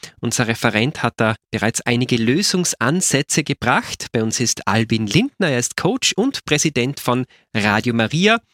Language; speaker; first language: German; native; German